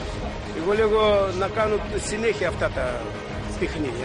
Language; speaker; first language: Greek; non-native, learner; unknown